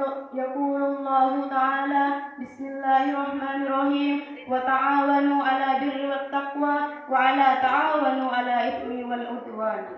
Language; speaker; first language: Arabic; non-native, learner; Indonesian